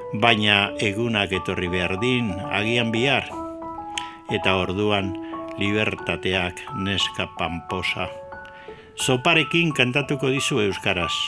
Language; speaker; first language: Basque; native; Basque